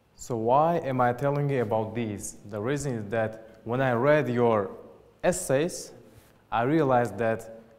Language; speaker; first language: English; non-native, fluent; Uzbek